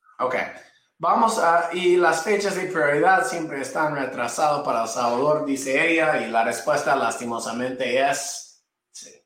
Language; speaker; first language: Spanish; non-native, fluent; English